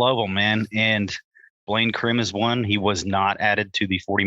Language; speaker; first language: English; native; English